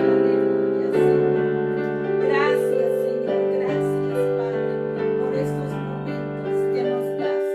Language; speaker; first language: Spanish; native; Spanish